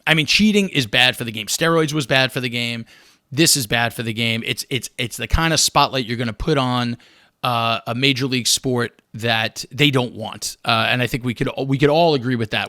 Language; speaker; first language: English; native; English